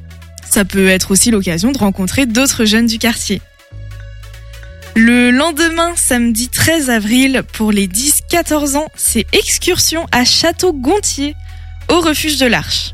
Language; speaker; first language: French; native; French